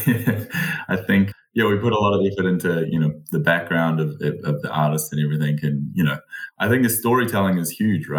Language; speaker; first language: English; native; English